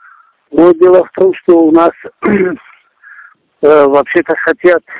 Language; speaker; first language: Russian; non-native, local second language; Tajik